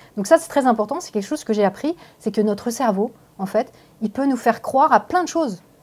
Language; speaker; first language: French; native; French